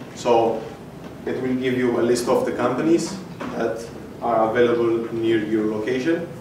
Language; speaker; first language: English; non-native, fluent; Amharic